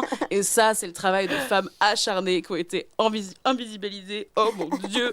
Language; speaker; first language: French; native; French